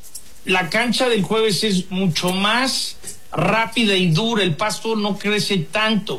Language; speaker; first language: Spanish; native; Spanish